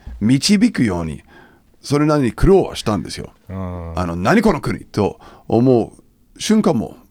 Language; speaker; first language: Japanese; non-native, fluent; English